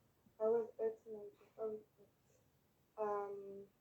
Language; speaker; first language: English; non-native, learner; French